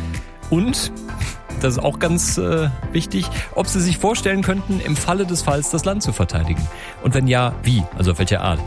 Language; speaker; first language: German; native; German